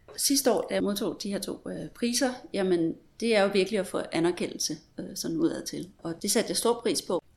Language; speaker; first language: Danish; native; Danish